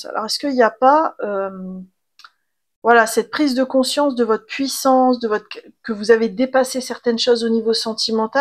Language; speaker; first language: French; native; French